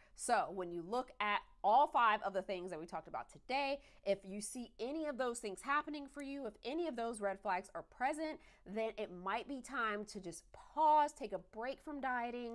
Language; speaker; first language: English; native; English